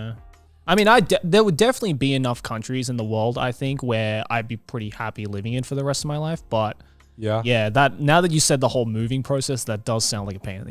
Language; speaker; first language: English; native; English